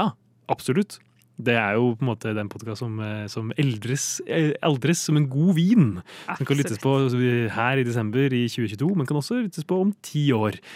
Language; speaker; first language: Norwegian; native; Norwegian